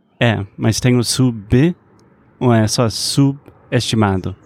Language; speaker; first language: Portuguese; non-native, fluent; English